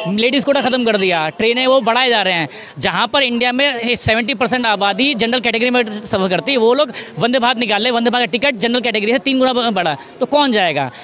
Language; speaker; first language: Hindi; native; Hindi